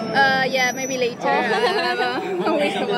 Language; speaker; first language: English; non-native, fluent; Italian